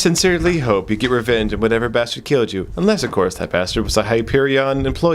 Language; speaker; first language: English; native; English